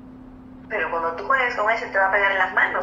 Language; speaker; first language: Spanish; native; Spanish